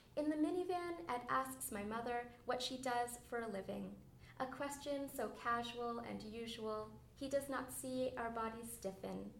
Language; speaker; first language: English; early bilingual, other home language; Bangla